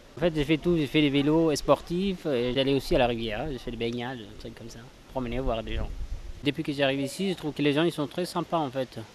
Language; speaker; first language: French; non-native, local second language; Fula